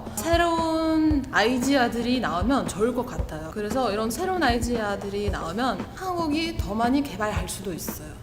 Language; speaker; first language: Korean; non-native, fluent; Ukrainian